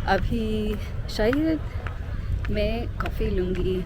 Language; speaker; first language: Hindi; non-native, learner; English